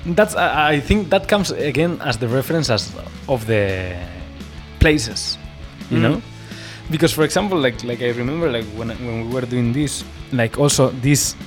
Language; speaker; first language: English; non-native, fluent; Basque